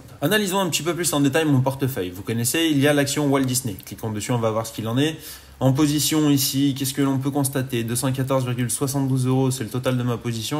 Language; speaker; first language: French; native; French